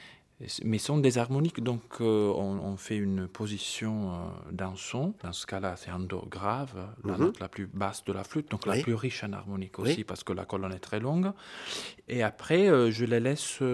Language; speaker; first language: French; non-native, fluent; Italian